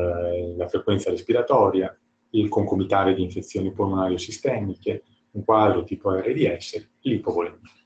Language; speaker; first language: Italian; native; Italian